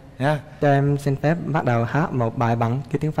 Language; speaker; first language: Vietnamese; early bilingual, heritage; Vietnamese